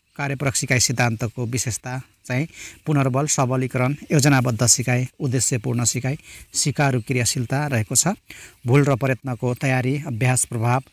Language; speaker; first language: Nepali; non-native, local second language; Rana Tharu